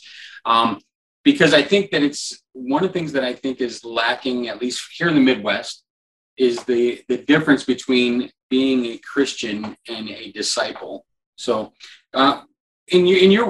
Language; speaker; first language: English; native; English